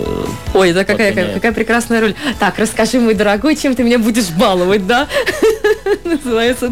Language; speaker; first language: Russian; native; Russian